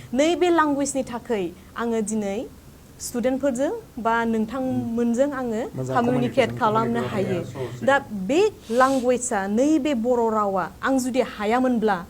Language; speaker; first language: Bodo; non-native, local second language; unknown